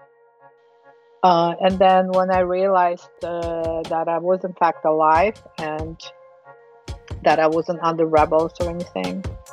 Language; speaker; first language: English; non-native, fluent; Russian